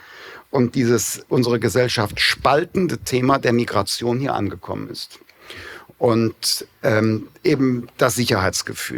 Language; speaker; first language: German; native; German